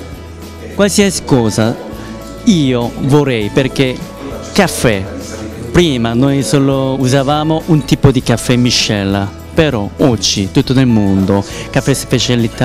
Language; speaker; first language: Italian; non-native, learner; Korean